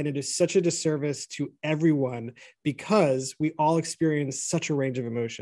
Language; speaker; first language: English; native; English